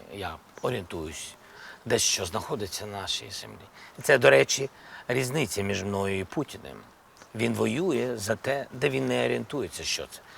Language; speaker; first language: Ukrainian; non-native, local second language; Russian